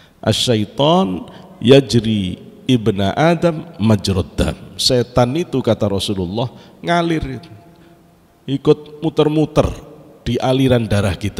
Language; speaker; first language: Indonesian; native; Indonesian